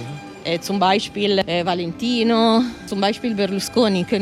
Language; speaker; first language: German; non-native, learner; Italian